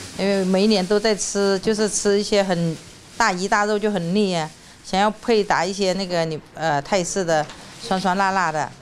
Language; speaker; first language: Chinese; non-native, fluent; Thai